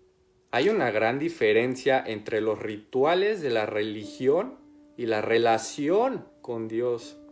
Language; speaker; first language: Spanish; native; Spanish